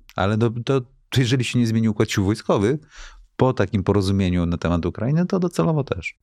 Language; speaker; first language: Polish; native; Polish